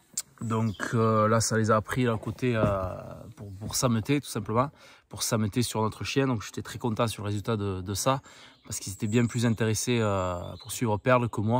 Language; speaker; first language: French; native; French